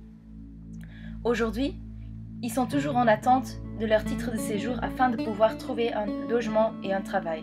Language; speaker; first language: French; native; French